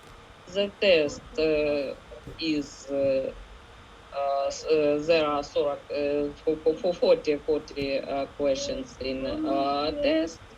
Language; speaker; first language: English; non-native, learner; Ukrainian